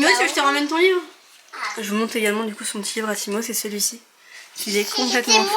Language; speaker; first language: French; native; French